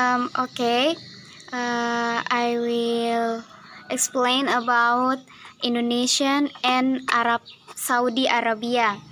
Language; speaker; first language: English; non-native, learner; Indonesian